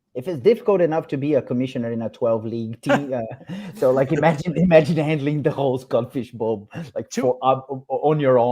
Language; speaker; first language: English; non-native, fluent; Portuguese